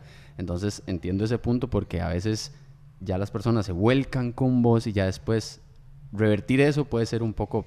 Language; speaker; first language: Spanish; native; Spanish